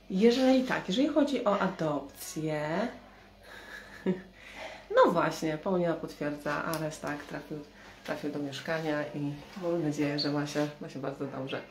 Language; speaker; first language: Polish; native; Polish